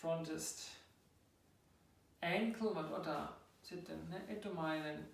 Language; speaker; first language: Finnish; non-native, learner; German